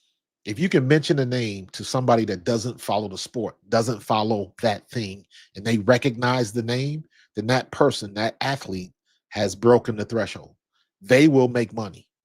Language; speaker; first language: English; native; English